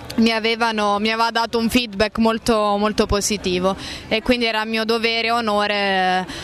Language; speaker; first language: Italian; native; Italian